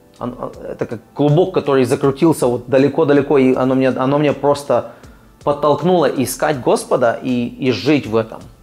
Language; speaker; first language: Russian; early bilingual, other home language; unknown